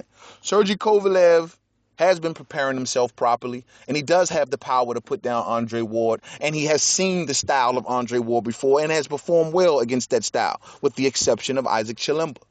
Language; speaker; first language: English; native; English